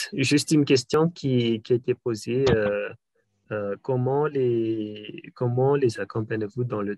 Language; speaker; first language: French; non-native, local second language; Malagasy